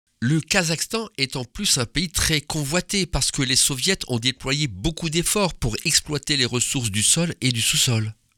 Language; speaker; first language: French; native; French